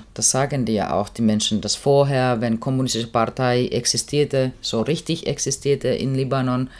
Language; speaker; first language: German; non-native, fluent; Finnish